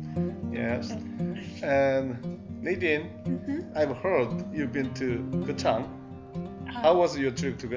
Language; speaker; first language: English; non-native, learner; Korean